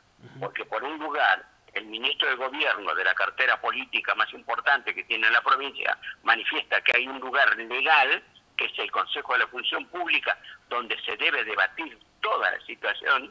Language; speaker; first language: Spanish; native; Spanish